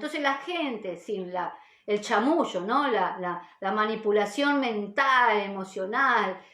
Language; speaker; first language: Spanish; native; Spanish